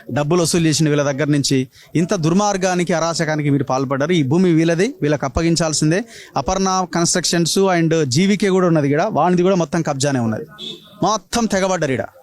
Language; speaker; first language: Telugu; native; Telugu